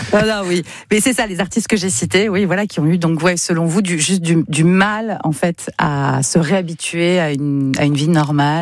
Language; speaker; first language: French; native; French